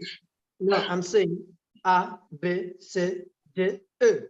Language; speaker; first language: English; non-native, local second language; Malayalam